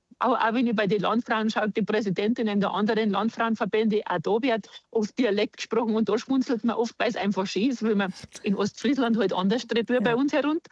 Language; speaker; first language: German; native; German